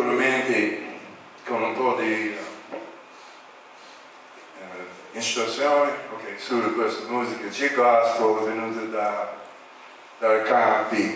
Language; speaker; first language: Italian; non-native, learner; English